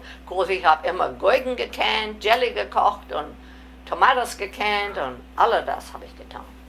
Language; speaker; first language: German; early bilingual, heritage; German